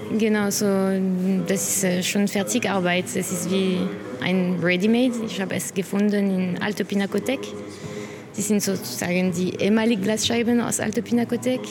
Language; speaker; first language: German; non-native, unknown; French